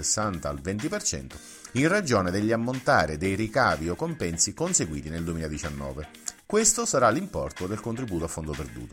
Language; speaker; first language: Italian; native; Italian